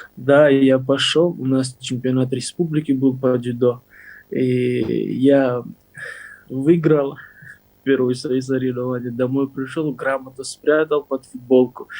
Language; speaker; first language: Russian; non-native, local second language; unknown